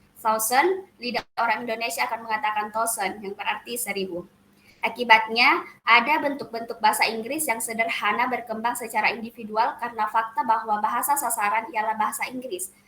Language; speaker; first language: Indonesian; native; Indonesian